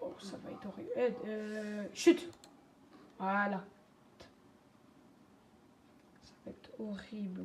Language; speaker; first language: French; native; French